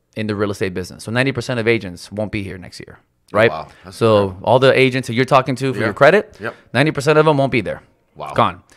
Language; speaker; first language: Spanish; non-native, local second language; English